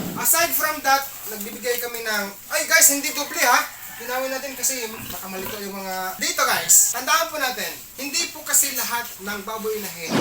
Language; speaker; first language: Filipino; non-native, local second language; Cebuano